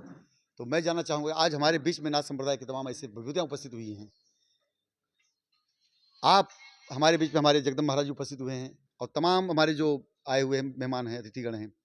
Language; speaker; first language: Hindi; native; Hindi